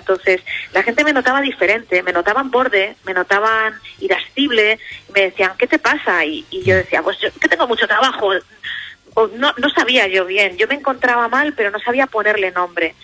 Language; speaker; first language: Spanish; native; Spanish